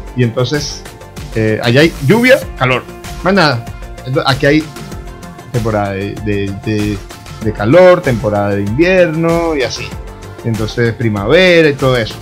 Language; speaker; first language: Spanish; native; Spanish